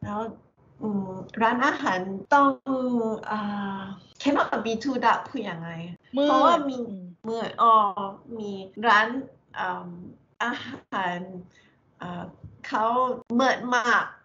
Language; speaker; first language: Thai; non-native, learner; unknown